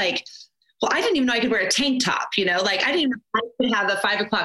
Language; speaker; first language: English; native; English